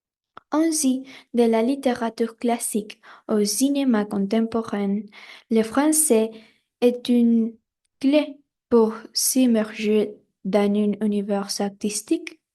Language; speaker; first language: French; non-native, fluent; Spanish